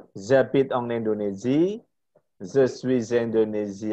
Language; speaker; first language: French; non-native, fluent; Indonesian